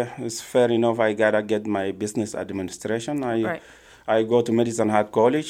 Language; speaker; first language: English; non-native, learner; Arabic